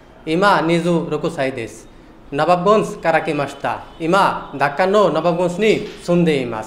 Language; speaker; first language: Japanese; non-native, learner; Bangla